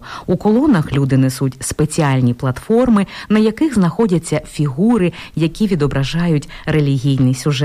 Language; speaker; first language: Ukrainian; native; Ukrainian